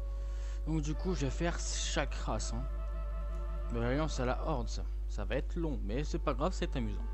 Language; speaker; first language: French; native; French